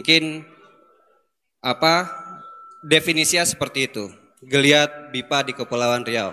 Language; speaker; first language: Indonesian; native; Indonesian